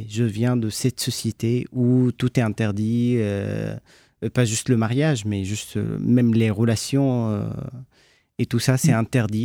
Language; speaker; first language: French; non-native, fluent; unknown